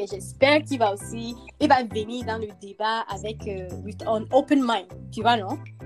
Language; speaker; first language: French; early bilingual, heritage; French